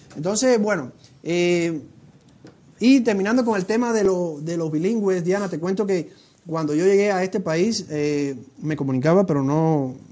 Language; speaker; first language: Spanish; native; Spanish